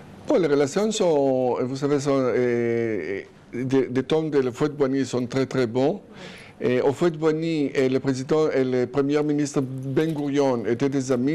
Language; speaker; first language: French; non-native, fluent; Hebrew